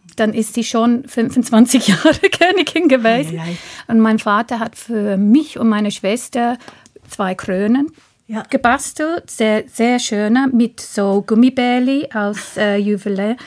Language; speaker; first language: German; non-native, fluent; English